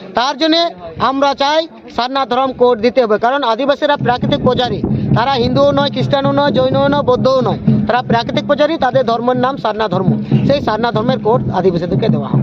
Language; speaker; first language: Bangla; non-native, local second language; Santali